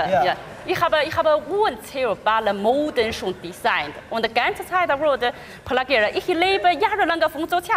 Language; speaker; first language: German; non-native, fluent; Chinese